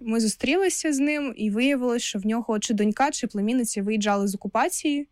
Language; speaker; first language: Ukrainian; non-native, local second language; Russian